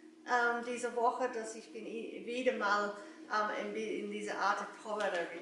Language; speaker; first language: German; non-native, learner; English